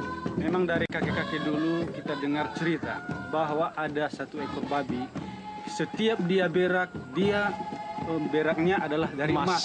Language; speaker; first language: Indonesian; non-native, local second language; Nias